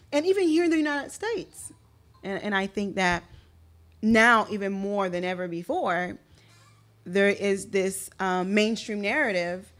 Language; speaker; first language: English; early bilingual, other home language; Haitian Creole